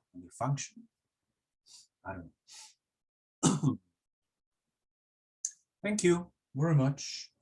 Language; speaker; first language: English; non-native, fluent; Spanish